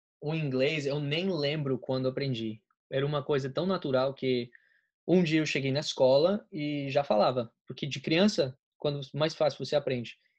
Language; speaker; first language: Portuguese; non-native, fluent; Spanish